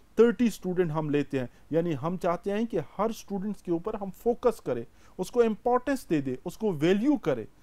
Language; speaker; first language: Urdu; non-native, local second language; Pashto